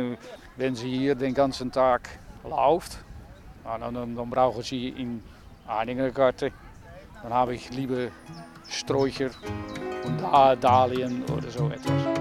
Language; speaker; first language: German; non-native, learner; Dutch